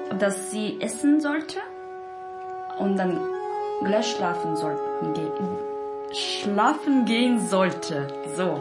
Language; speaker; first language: German; non-native, learner; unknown